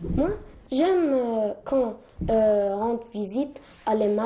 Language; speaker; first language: French; non-native, learner; Arabic